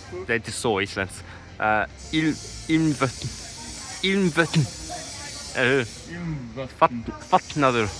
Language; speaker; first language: Swedish; non-native, learner; Cantonese